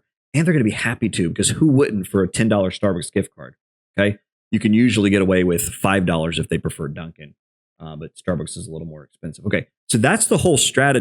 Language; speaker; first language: English; native; English